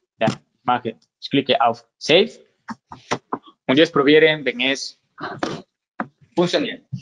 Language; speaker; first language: German; non-native, learner; Spanish